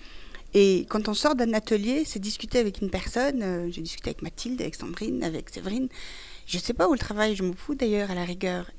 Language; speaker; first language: French; early bilingual, other home language; Persian